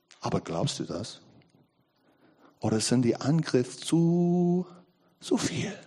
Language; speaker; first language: German; non-native, learner; English